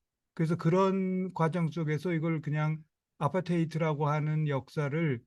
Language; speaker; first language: Korean; native; Korean